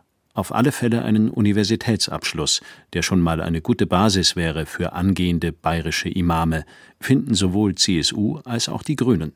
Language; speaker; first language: German; native; German